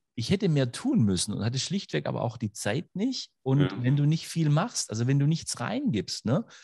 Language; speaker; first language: German; native; German